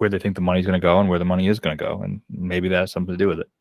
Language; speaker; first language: English; native; English